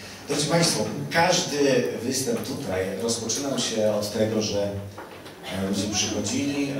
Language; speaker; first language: Polish; native; Polish